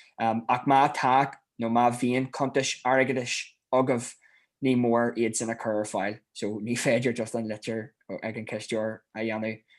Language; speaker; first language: Irish; native; Irish